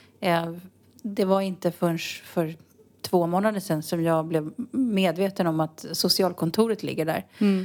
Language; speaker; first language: Swedish; native; Swedish